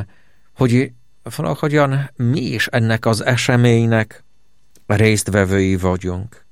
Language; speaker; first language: Hungarian; non-native, fluent; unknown